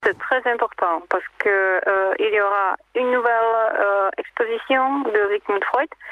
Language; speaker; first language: French; non-native, learner; Czech